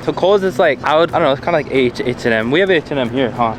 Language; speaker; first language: English; native; English